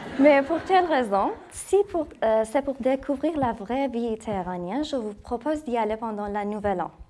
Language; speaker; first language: French; non-native, fluent; Persian